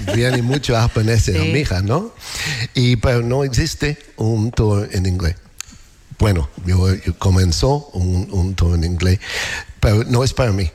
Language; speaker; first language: Spanish; non-native, learner; English